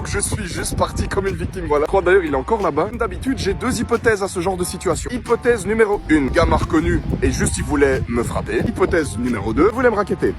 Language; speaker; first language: French; native; French